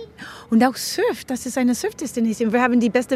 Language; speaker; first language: German; non-native, fluent; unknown